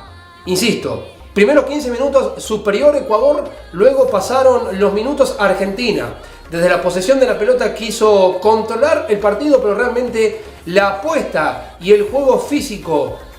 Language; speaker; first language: Spanish; native; Spanish